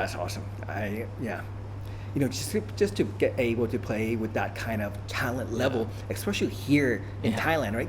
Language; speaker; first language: English; early bilingual, other home language; Thai